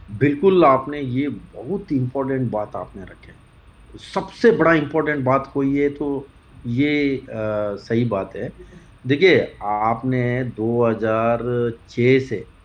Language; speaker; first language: Hindi; non-native, local second language; Kannada